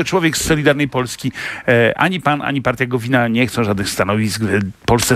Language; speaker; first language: Polish; native; Polish